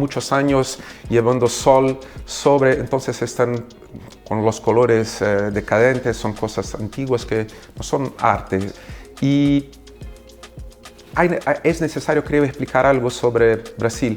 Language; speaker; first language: Spanish; non-native, fluent; Portuguese